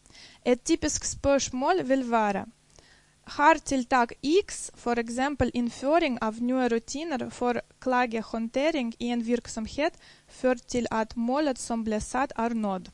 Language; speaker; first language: Norwegian; non-native, fluent; Dutch